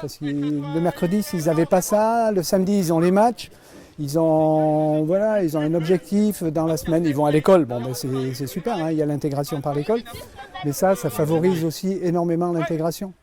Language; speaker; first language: French; native; French